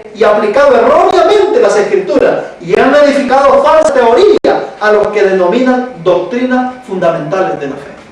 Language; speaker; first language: Spanish; native; Spanish